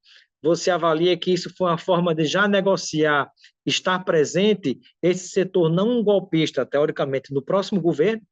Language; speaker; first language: Portuguese; native; Portuguese